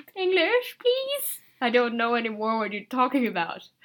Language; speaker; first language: English; non-native, fluent; Finnish